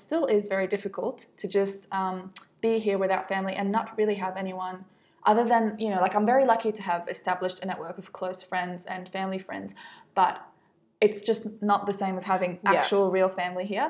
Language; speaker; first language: English; non-native, fluent; Arabic